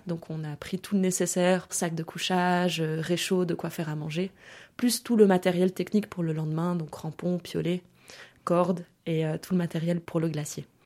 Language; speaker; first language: French; early bilingual, other home language; German